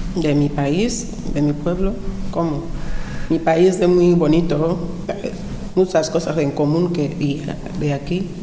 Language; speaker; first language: Spanish; non-native, local second language; Fang